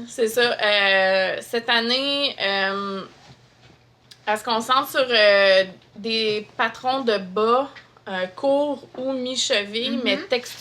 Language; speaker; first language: French; native; French